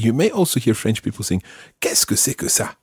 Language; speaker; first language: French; non-native, fluent; English